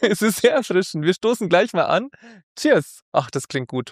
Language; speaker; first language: German; native; German